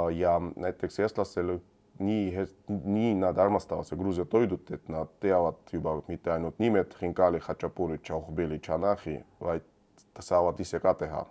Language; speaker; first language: Estonian; non-native, fluent; Georgian